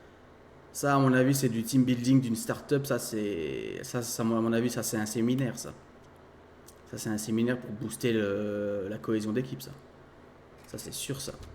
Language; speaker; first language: French; native; French